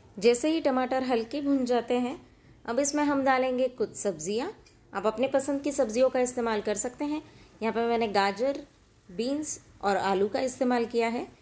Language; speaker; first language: Hindi; non-native, local second language; Marathi